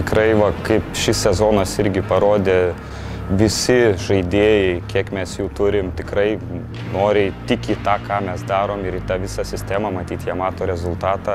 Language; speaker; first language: Lithuanian; native; Lithuanian